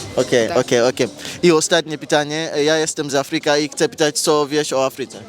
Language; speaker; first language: Polish; non-native, learner; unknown